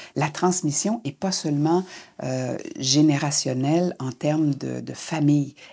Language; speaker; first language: French; native; French